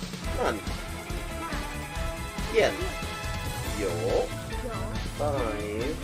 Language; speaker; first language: Danish; non-native, learner; English